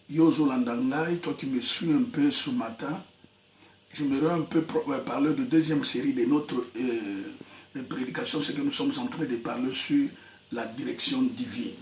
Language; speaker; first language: French; non-native, local second language; Lingala